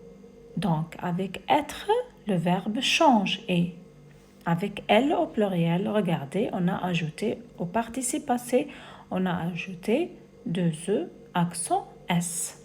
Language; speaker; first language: French; non-native, fluent; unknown